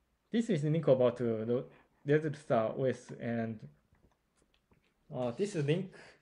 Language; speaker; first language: English; non-native, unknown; Korean